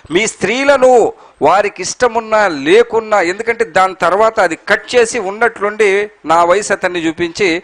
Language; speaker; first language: Telugu; non-native, local second language; Urdu